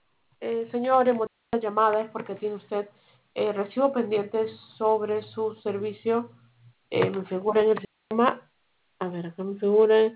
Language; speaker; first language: Spanish; native; Spanish